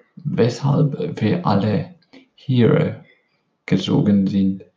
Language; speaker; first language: German; non-native, learner; English